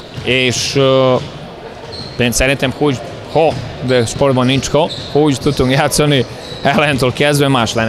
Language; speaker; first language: Hungarian; non-native, fluent; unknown